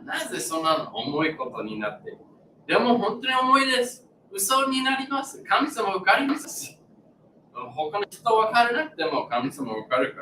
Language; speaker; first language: Japanese; non-native, learner; English